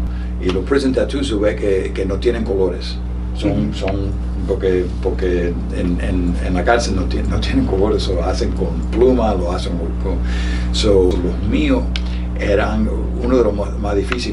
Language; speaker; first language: Spanish; early bilingual, heritage; Spanish